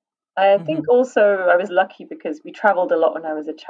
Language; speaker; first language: English; native; English